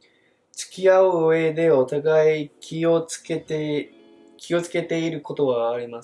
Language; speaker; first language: Japanese; non-native, fluent; English